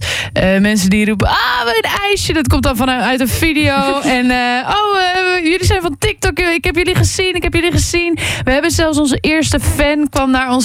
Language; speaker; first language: Dutch; native; Dutch